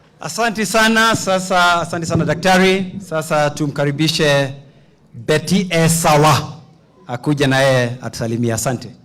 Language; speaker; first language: Swahili; non-native, local second language; Kikuyu